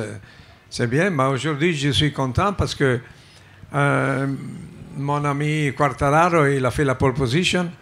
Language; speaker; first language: French; non-native, fluent; Italian